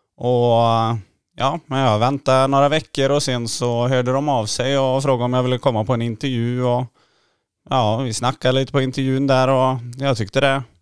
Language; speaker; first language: Swedish; native; Swedish